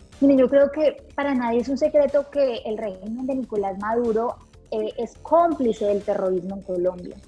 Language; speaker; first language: Spanish; native; Spanish